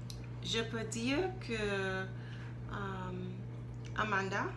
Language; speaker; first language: French; non-native, learner; English